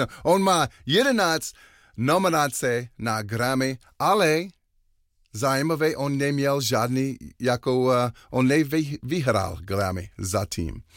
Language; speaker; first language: Czech; non-native, learner; English